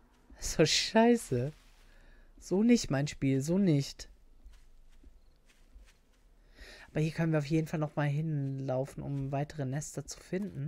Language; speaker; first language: German; native; German